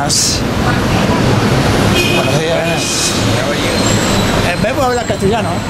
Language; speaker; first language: Spanish; non-native, learner; French